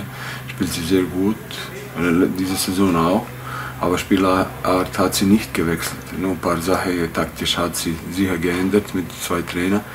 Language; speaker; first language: German; non-native, fluent; Bosnian